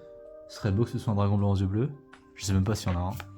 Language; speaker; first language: French; native; French